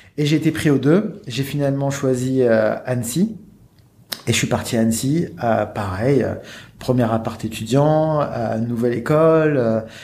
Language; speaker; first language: French; native; French